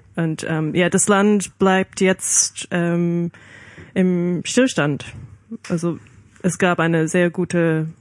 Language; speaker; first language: German; non-native, learner; English